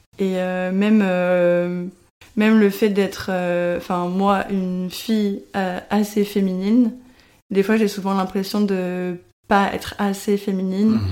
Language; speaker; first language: French; native; French